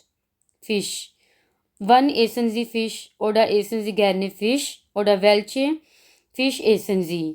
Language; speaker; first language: German; non-native, learner; Urdu